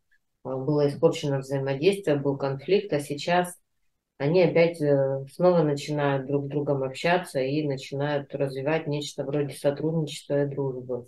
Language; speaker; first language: Russian; native; Russian